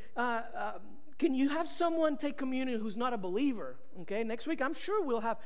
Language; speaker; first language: English; early bilingual, other home language; Spanish